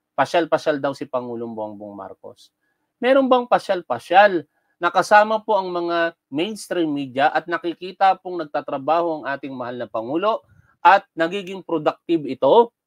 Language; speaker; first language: Filipino; native; Filipino